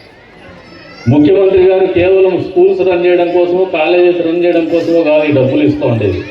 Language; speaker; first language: Telugu; native; Telugu